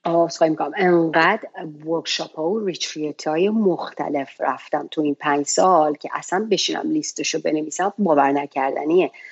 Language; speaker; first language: Persian; native; Persian